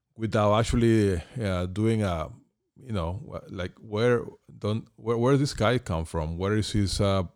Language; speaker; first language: English; non-native, fluent; Spanish